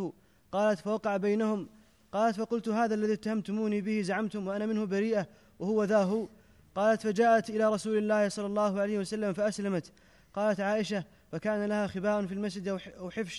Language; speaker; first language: Arabic; native; Arabic